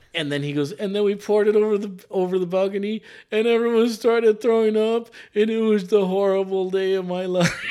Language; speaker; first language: English; early bilingual, other home language; Spanish